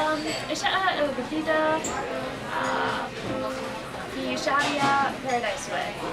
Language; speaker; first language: Arabic; non-native, learner; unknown